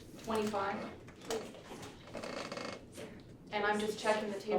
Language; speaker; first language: English; native; English